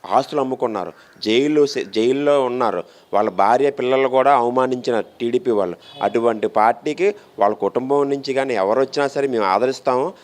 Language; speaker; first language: Telugu; native; Telugu